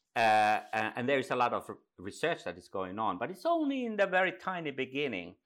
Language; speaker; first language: English; non-native, fluent; Finnish